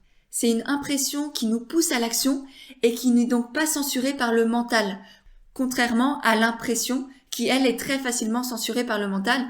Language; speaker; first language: French; native; French